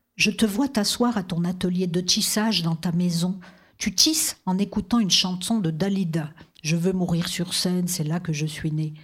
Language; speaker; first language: French; native; French